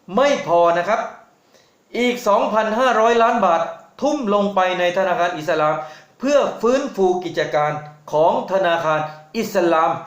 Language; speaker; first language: Thai; native; Thai